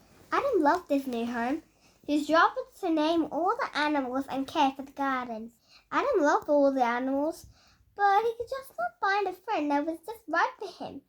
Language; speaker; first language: English; native; English